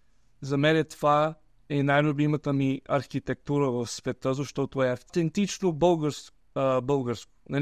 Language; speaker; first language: Bulgarian; early bilingual, heritage; Bulgarian